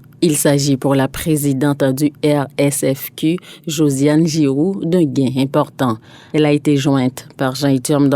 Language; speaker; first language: French; native; French